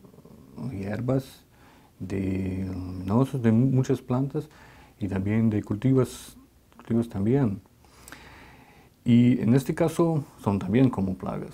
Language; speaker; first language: Spanish; non-native, fluent; Russian